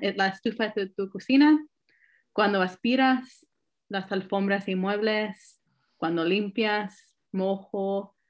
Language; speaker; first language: Spanish; early bilingual, heritage; Spanish